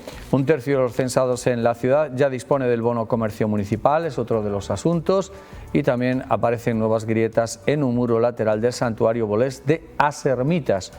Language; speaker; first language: Spanish; native; Spanish